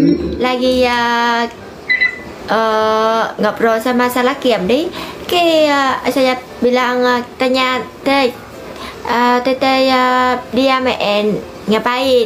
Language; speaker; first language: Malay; non-native, learner; Vietnamese